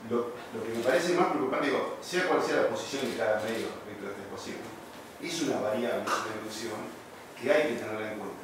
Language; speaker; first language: Spanish; native; Spanish